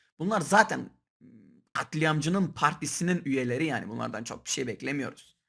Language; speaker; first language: Turkish; non-native, local second language; Kurdish